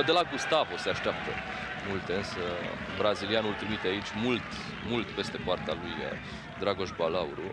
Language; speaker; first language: Romanian; native; Romanian